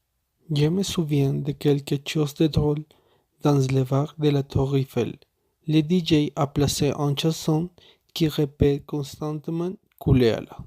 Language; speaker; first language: French; non-native, learner; Spanish